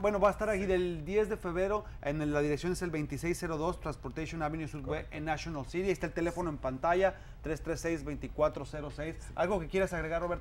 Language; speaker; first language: Spanish; native; Spanish